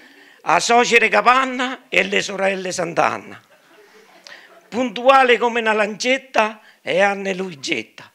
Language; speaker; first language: Italian; native; Italian